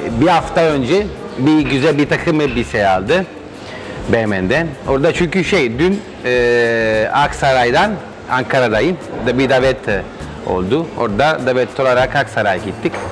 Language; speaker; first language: Turkish; non-native, learner; Italian